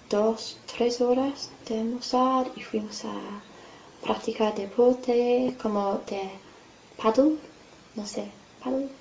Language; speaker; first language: Spanish; non-native, fluent; English